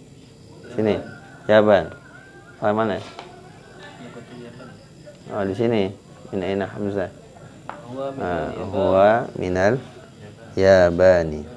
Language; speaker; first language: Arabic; non-native, fluent; Indonesian